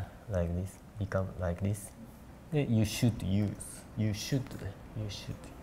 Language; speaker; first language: English; non-native, learner; Japanese